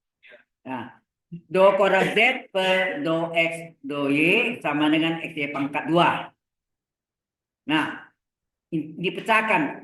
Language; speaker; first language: Indonesian; native; Indonesian